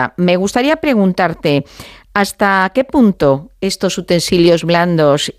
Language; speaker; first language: Spanish; native; Spanish